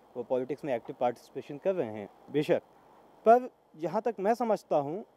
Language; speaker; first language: Hindi; native; Hindi